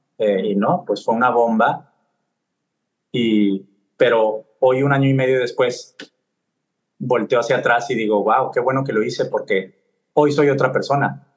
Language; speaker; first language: Spanish; native; Spanish